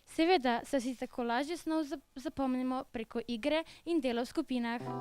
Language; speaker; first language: Slovenian; native; Slovenian